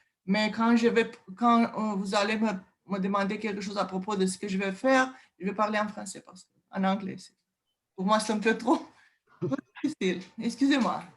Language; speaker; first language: French; non-native, fluent; Romanian